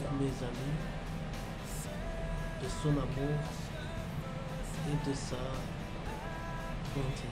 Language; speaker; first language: French; non-native, learner; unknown